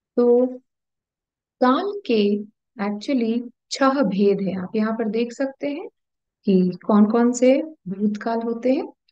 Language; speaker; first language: Hindi; native; Hindi